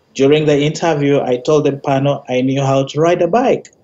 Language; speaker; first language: English; non-native, local second language; Ganda